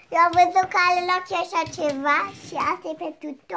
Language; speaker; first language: Romanian; early bilingual, heritage; Romanian